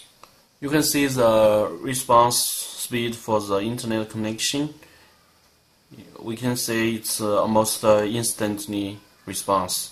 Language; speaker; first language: English; non-native, learner; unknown